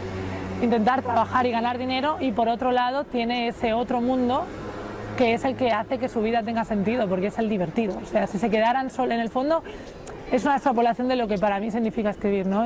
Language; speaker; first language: Spanish; native; Spanish